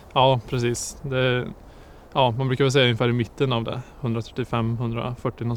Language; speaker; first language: Swedish; native; Swedish